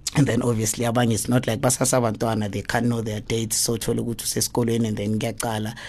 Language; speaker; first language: English; non-native, local second language; Zulu